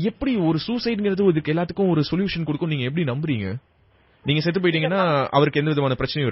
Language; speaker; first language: Tamil; native; Tamil